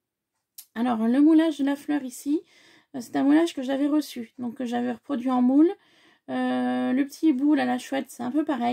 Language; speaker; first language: French; native; French